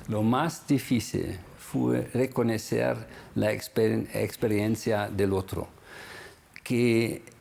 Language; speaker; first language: Spanish; non-native, fluent; German